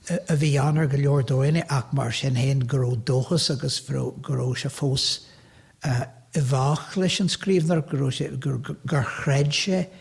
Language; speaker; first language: Irish; native; Irish